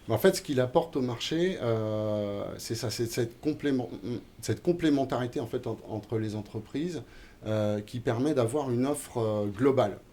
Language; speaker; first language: French; native; French